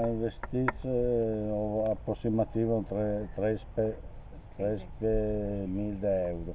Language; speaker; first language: Romanian; non-native, learner; Italian